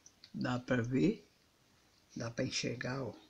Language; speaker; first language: Portuguese; native; Portuguese